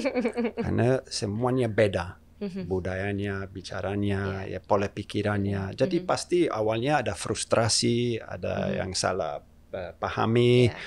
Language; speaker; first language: Indonesian; non-native, fluent; English